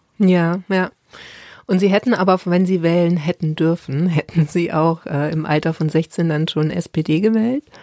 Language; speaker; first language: German; native; German